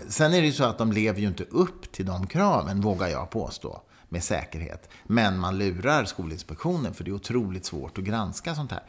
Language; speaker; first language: Swedish; native; Swedish